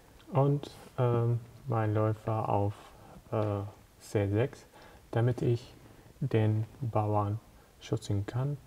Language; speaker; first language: German; non-native, learner; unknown